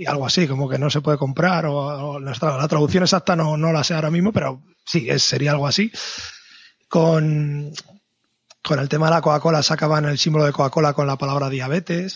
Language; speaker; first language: Spanish; native; Spanish